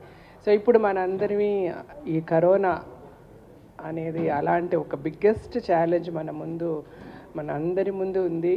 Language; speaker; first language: Telugu; native; Telugu